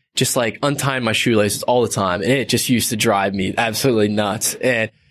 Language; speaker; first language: English; native; English